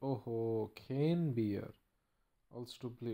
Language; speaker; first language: English; non-native, learner; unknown